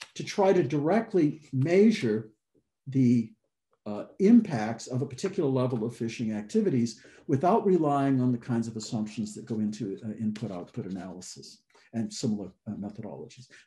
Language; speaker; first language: English; native; English